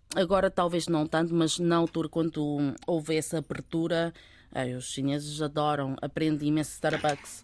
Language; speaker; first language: Portuguese; early bilingual, other home language; Chinese